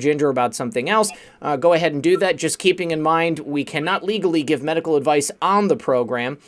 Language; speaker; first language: English; native; English